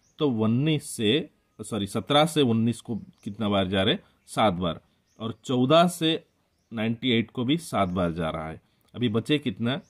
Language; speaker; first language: Hindi; non-native, local second language; Marathi